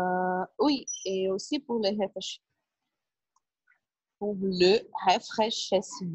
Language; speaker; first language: French; non-native, learner; Portuguese